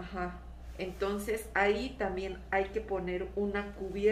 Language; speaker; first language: Spanish; native; Spanish